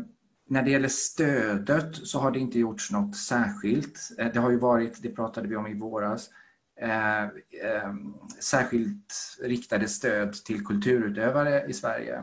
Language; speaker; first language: Swedish; native; Swedish